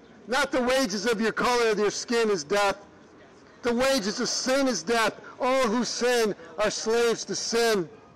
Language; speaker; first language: English; native; English